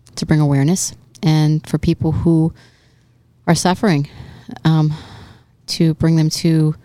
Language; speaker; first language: English; native; English